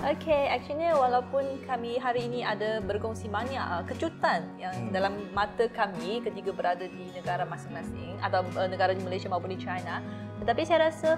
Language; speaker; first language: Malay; non-native, fluent; Chinese